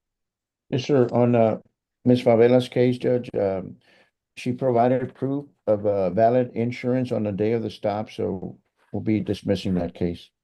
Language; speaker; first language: English; native; English